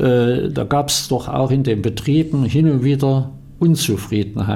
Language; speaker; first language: German; native; German